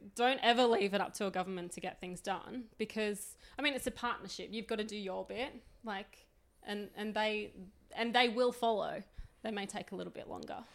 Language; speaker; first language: English; native; English